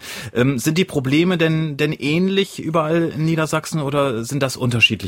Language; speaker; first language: German; native; German